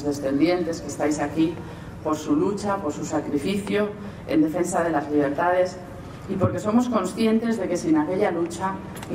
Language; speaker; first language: Spanish; native; Spanish